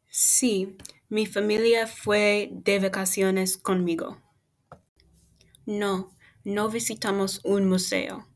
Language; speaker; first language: Spanish; non-native, learner; English